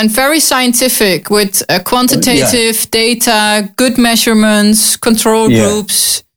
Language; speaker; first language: English; non-native, learner; Dutch